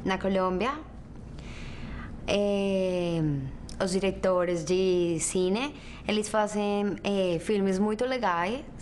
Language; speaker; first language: Portuguese; non-native, learner; Spanish